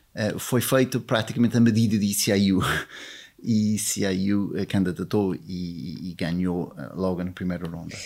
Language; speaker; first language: Portuguese; non-native, fluent; English